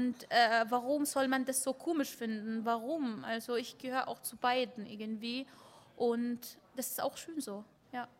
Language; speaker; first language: German; early bilingual, other home language; Arabic